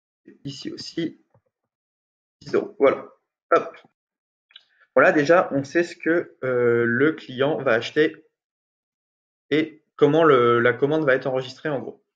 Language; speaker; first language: French; native; French